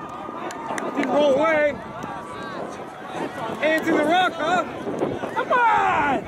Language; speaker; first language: English; native; English